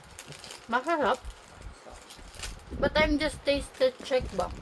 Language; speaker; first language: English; non-native, local second language; Filipino